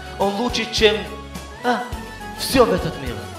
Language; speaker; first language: Russian; early bilingual, heritage; Hebrew